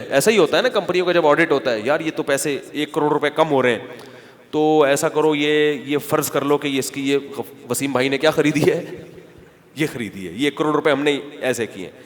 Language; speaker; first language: Urdu; native; Urdu